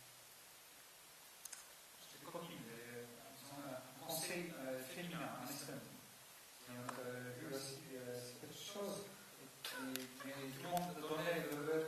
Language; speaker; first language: French; non-native, fluent; Estonian